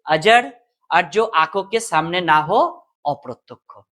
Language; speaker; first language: Hindi; non-native, local second language; Bangla